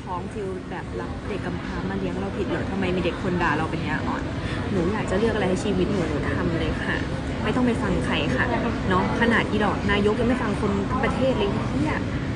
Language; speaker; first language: Thai; non-native, local second language; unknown